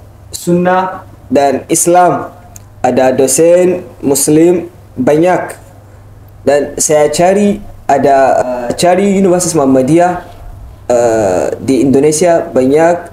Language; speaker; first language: Indonesian; non-native, learner; Hausa